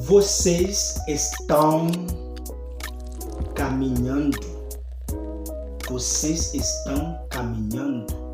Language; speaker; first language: Portuguese; non-native, fluent; Haitian Creole